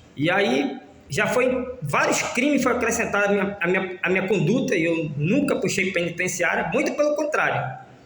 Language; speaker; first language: Portuguese; native; Portuguese